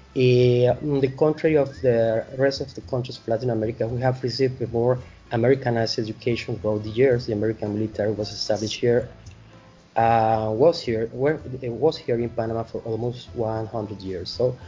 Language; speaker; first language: English; non-native, fluent; Spanish